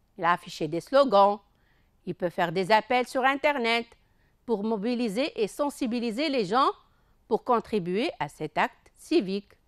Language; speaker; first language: French; non-native, local second language; Arabic